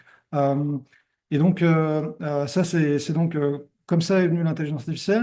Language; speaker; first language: French; native; French